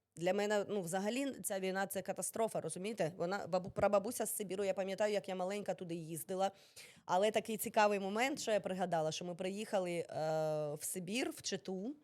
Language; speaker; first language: Ukrainian; early bilingual, other home language; Russian